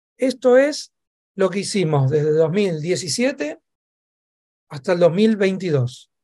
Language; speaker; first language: Spanish; native; Spanish